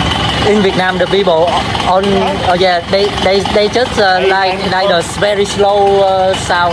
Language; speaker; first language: English; non-native, learner; Vietnamese